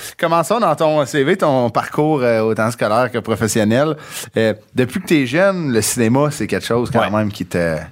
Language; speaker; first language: French; native; French